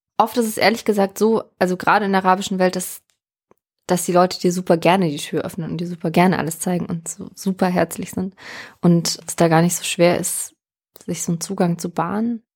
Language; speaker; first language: German; early bilingual, other home language; Russian